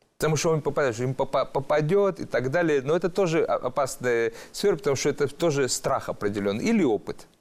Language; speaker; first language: Russian; early bilingual, other home language; Georgian